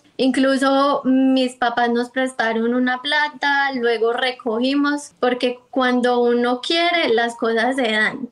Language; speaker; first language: Spanish; native; Spanish